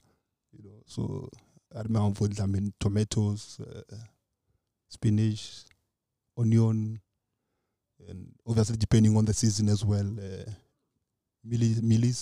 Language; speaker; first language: English; non-native, local second language; Northern Sotho